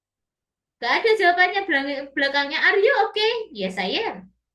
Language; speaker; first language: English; non-native, fluent; Indonesian